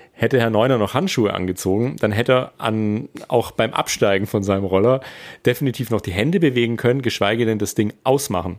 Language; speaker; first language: German; native; German